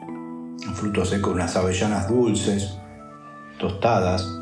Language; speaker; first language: Spanish; native; Spanish